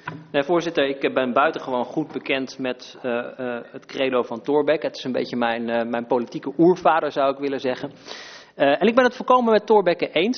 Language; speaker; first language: Dutch; native; Dutch